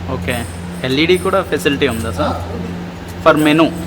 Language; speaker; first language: Telugu; native; Telugu